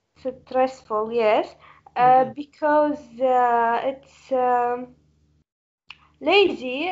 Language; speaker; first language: English; non-native, learner; Arabic